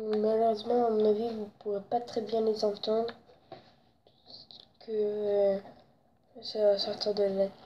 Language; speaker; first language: French; native; French